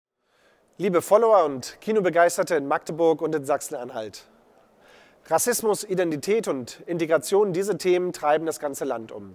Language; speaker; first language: German; native; German